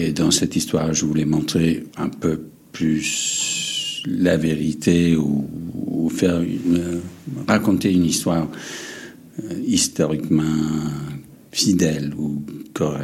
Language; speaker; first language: French; non-native, fluent; English